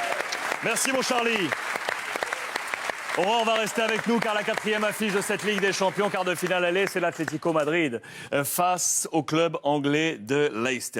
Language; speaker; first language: French; native; French